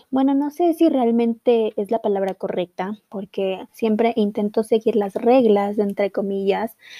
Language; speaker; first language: Spanish; native; Spanish